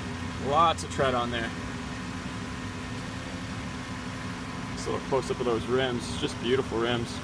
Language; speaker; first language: English; native; English